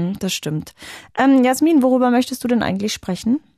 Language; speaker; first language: German; native; German